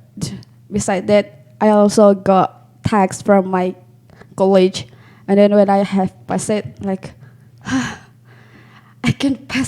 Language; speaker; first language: English; non-native, learner; Indonesian